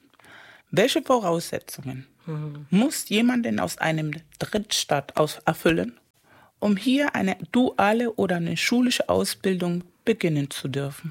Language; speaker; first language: German; non-native, fluent; Spanish